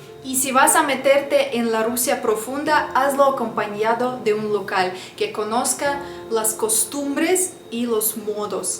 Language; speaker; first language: Spanish; non-native, fluent; Russian